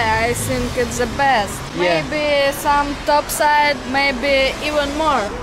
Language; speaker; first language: English; non-native, learner; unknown